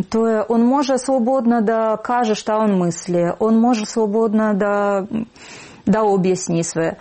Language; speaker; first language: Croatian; non-native, learner; Russian